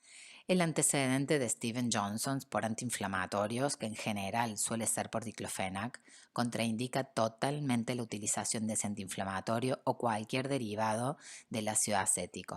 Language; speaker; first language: Spanish; native; Spanish